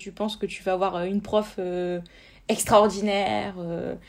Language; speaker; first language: French; native; French